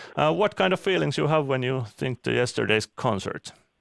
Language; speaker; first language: English; non-native, fluent; Finnish